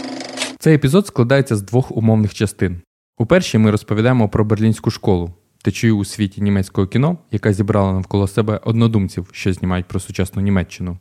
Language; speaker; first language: Ukrainian; native; Ukrainian